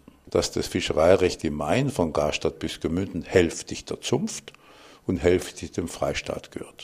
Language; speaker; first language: German; native; German